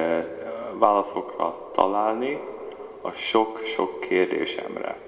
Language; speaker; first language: Hungarian; early bilingual, heritage; Hungarian